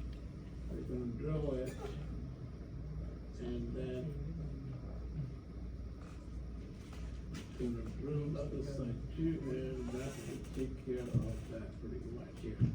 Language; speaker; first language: English; non-native, fluent; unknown